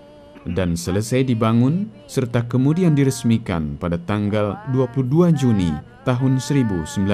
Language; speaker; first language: Indonesian; native; Indonesian